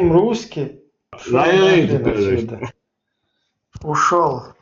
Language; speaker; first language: Russian; native; Russian